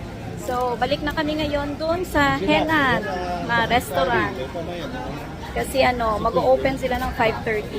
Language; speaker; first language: Filipino; non-native, local second language; Hiligaynon